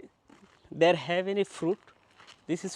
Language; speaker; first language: English; non-native, learner; Bangla